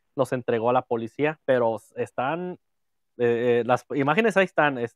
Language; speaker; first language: Spanish; native; Spanish